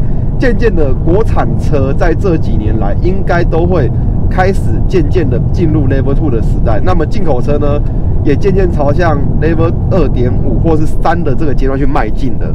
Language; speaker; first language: Chinese; native; Chinese